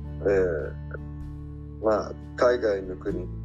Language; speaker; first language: Japanese; non-native, learner; Arabic